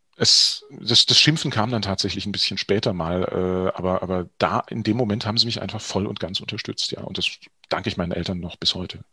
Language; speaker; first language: German; native; German